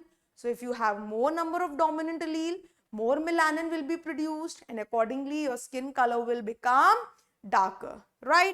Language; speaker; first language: English; non-native, local second language; Hindi